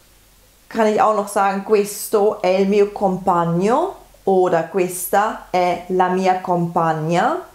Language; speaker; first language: Italian; non-native, fluent; German